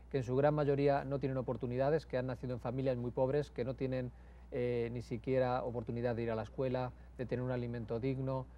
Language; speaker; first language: Spanish; native; Spanish